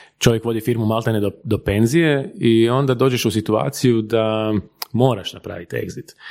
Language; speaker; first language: Croatian; native; Croatian